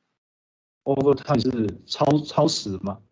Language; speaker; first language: English; non-native, learner; Chinese